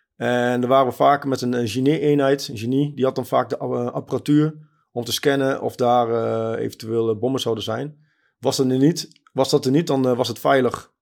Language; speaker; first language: Dutch; early bilingual, other home language; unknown